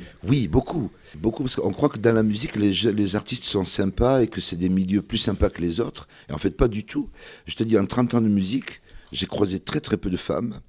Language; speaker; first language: French; early bilingual, other home language; Kabyle